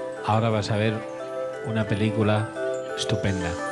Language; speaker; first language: Spanish; native; Spanish